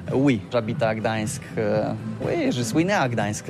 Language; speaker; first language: French; non-native, learner; Polish